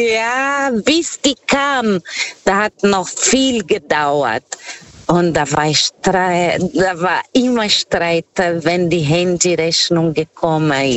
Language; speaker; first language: German; non-native, fluent; Portuguese